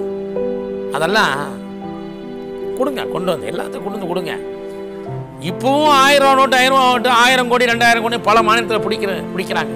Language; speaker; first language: Tamil; native; Tamil